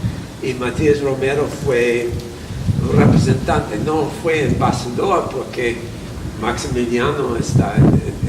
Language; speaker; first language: Spanish; non-native, fluent; English